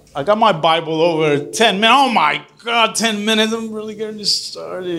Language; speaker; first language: English; early bilingual, other home language; Spanish